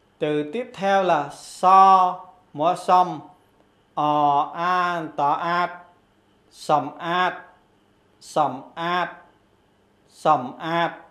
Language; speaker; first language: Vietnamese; non-native, local second language; Khmer